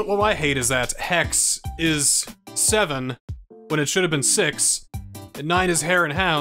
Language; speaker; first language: English; native; English